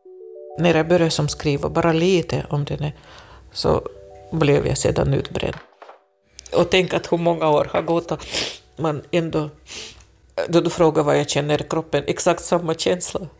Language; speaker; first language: Swedish; non-native, fluent; Russian